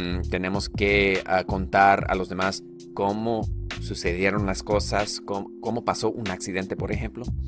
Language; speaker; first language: Spanish; non-native, fluent; English